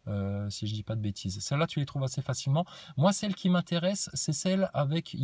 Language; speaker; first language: French; native; French